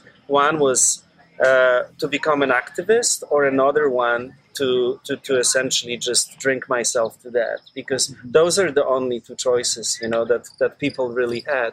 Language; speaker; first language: English; non-native, fluent; Polish